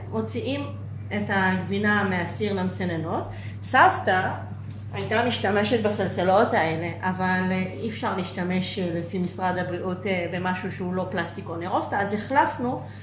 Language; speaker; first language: Hebrew; non-native, local second language; Adyghe